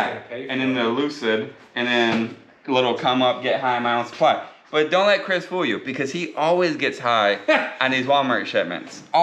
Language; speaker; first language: English; native; English